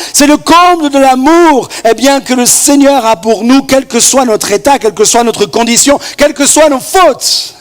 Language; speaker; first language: French; native; French